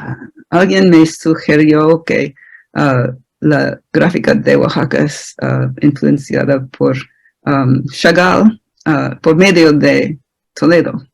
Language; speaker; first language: Spanish; non-native, fluent; English